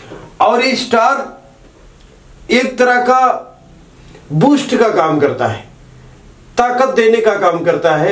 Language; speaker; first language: Hindi; native; Hindi